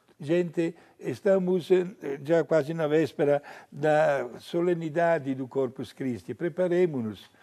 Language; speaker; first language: Portuguese; non-native, fluent; Italian